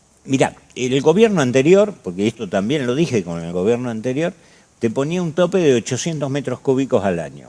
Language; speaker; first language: Spanish; native; Spanish